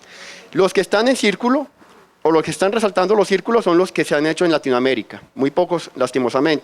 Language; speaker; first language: Spanish; native; Spanish